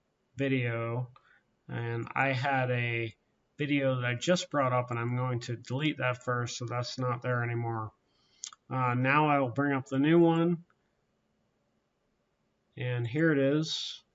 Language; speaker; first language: English; native; English